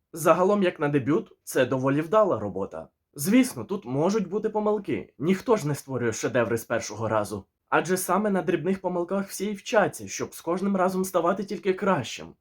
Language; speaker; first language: Ukrainian; native; Ukrainian